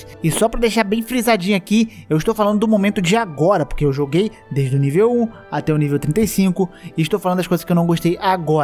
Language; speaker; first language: Portuguese; native; Portuguese